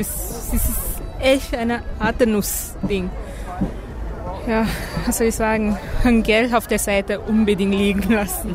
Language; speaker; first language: German; non-native, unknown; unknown